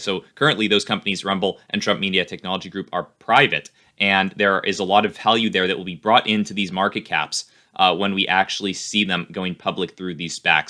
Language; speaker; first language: English; native; English